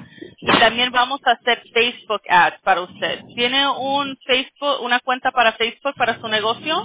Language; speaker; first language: Spanish; early bilingual, other home language; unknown